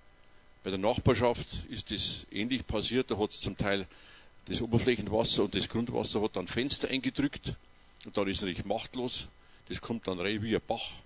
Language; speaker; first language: German; native; German